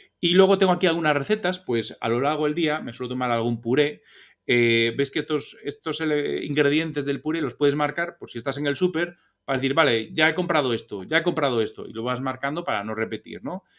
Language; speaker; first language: Spanish; native; Spanish